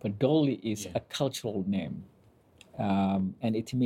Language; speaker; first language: English; non-native, local second language; Somali